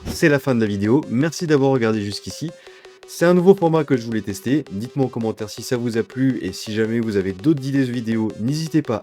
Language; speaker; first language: French; native; French